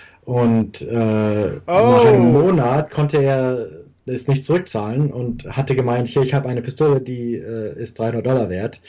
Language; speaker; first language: German; early bilingual, heritage; English